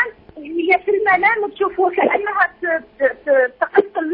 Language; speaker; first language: Arabic; native; Arabic